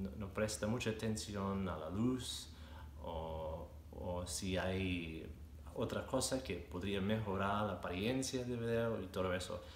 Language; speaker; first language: Spanish; non-native, fluent; English